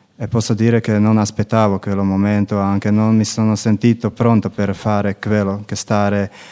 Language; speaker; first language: Italian; non-native, learner; Slovak